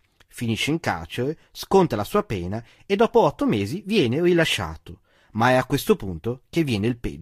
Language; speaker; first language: Italian; native; Italian